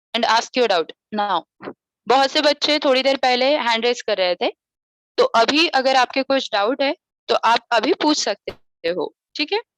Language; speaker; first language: Hindi; non-native, local second language; Marathi